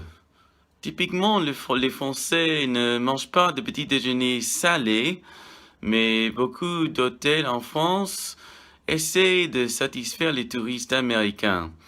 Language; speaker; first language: French; non-native, fluent; English